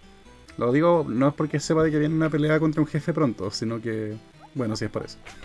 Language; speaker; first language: Spanish; native; Spanish